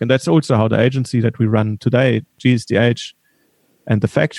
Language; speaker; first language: English; non-native, fluent; German